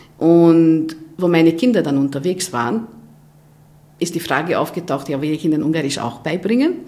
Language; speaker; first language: German; non-native, fluent; Hungarian